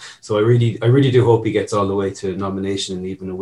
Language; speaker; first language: English; native; English